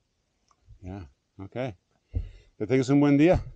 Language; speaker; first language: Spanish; non-native, learner; English